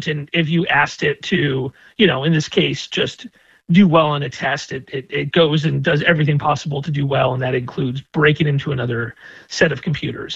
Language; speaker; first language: English; native; English